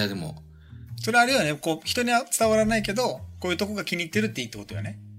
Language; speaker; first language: Japanese; native; Japanese